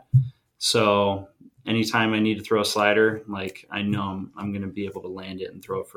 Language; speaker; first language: English; native; English